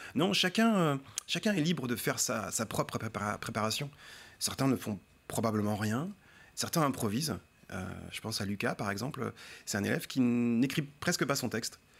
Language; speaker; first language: French; native; French